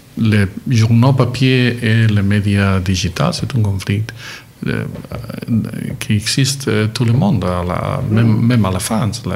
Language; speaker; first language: French; non-native, learner; Catalan